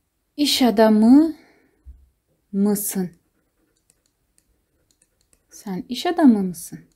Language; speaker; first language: Turkish; non-native, fluent; Kazakh